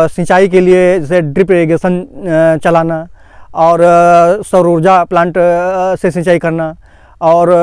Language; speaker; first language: Hindi; native; Hindi